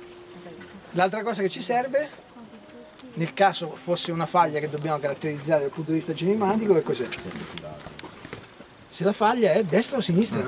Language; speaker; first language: Italian; native; Italian